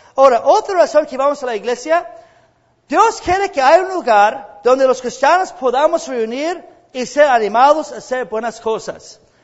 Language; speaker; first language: Spanish; non-native, fluent; English